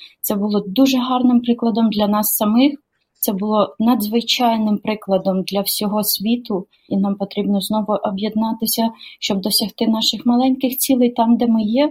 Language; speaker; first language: Ukrainian; native; Ukrainian